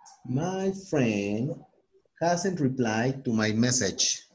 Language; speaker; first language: English; non-native, fluent; Spanish